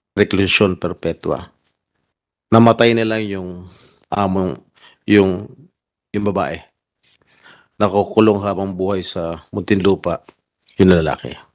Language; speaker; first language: Filipino; native; Filipino